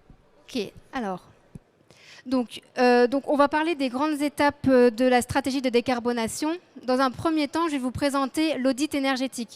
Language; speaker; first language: French; native; French